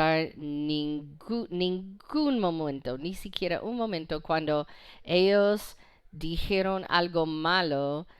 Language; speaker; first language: Spanish; non-native, fluent; English